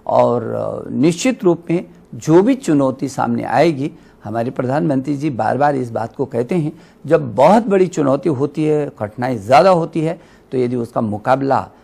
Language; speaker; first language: Hindi; native; Hindi